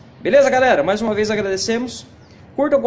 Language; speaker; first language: Portuguese; native; Portuguese